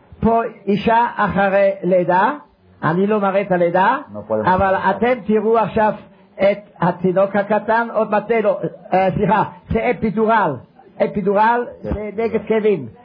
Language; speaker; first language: Hebrew; non-native, fluent; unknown